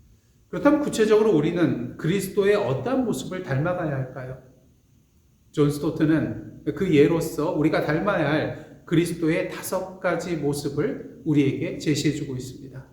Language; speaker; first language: Korean; native; Korean